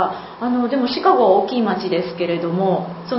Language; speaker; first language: Japanese; native; Japanese